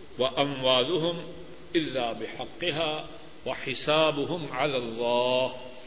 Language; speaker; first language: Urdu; non-native, local second language; Punjabi